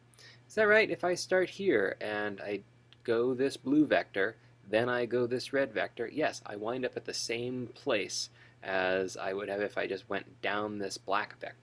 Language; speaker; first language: English; native; English